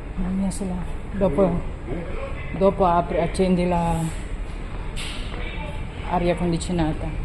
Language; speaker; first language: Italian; non-native, learner; Filipino